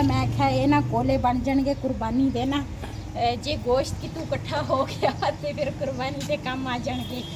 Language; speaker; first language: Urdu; non-native, local second language; Punjabi